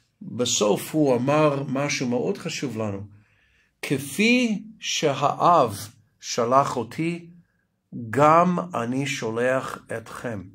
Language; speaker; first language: Hebrew; non-native, fluent; English